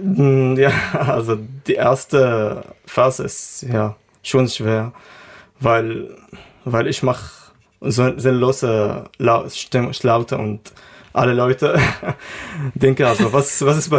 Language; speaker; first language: German; non-native, learner; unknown